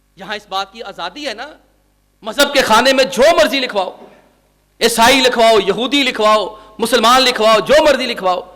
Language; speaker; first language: Urdu; non-native, local second language; Punjabi